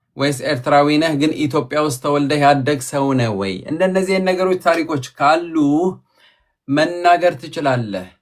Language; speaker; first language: Amharic; native; Amharic